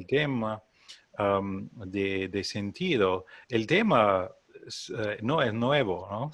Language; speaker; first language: Spanish; non-native, learner; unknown